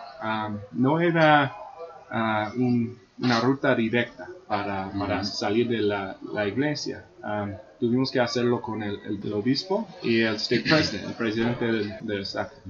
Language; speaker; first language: Spanish; non-native, fluent; English